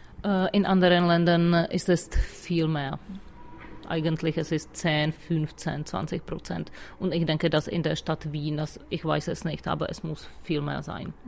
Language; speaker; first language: German; non-native, fluent; Czech